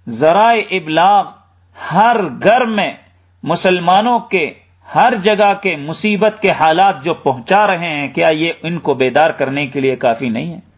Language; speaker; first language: Urdu; native; Urdu